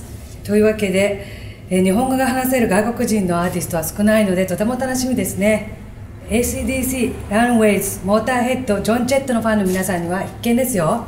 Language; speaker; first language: Japanese; native; Japanese